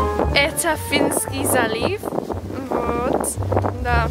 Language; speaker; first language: Russian; non-native, learner; English